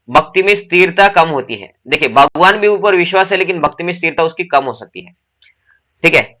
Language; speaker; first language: Hindi; non-native, local second language; Marathi